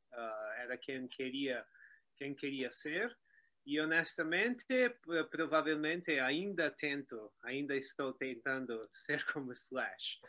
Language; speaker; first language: Spanish; non-native, learner; Portuguese